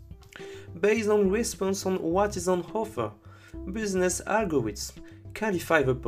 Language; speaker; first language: English; non-native, fluent; French